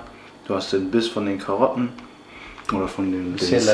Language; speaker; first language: German; native; German